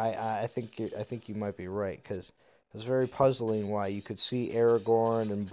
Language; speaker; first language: English; native; English